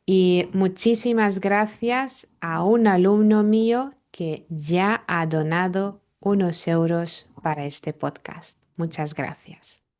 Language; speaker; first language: Spanish; non-native, fluent; Lithuanian